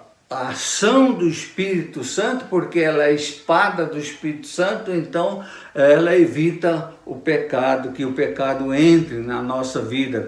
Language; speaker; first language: Portuguese; native; Portuguese